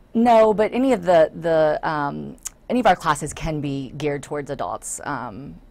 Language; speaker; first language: English; native; English